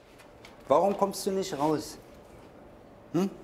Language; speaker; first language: German; native; German